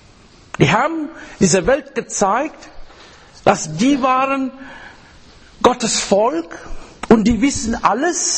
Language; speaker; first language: German; non-native, fluent; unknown